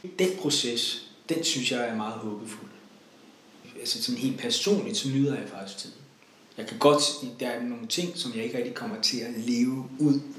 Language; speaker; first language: Danish; native; Danish